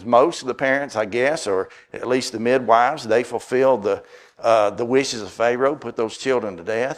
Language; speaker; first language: English; native; English